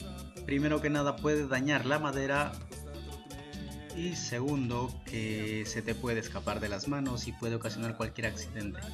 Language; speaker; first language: Spanish; native; Spanish